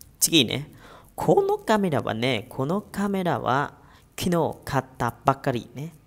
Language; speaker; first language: Japanese; non-native, fluent; Vietnamese